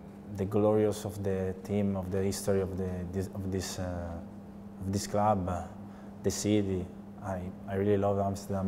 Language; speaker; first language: English; non-native, learner; Italian